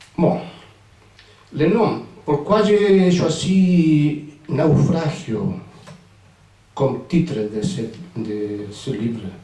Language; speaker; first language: French; non-native, fluent; Spanish